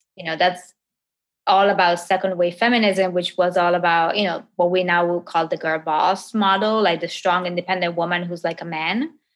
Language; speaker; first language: English; non-native, fluent; Italian